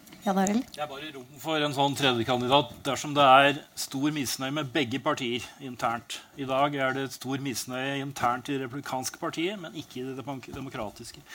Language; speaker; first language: Norwegian; native; Norwegian